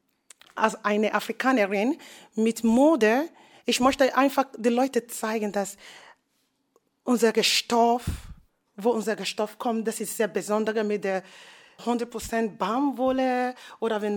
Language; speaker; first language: German; non-native, learner; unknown